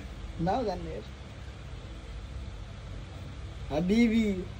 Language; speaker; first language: Portuguese; non-native, learner; Nepali